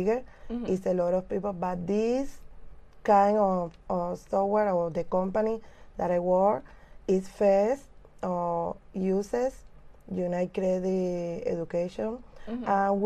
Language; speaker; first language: English; non-native, learner; Spanish